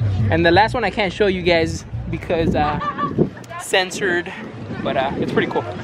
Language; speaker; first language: English; early bilingual, other home language; Spanish